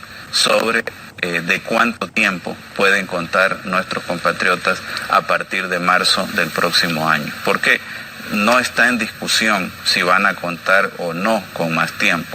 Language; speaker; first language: Spanish; native; Spanish